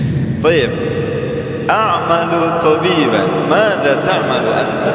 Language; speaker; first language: Arabic; non-native, fluent; Indonesian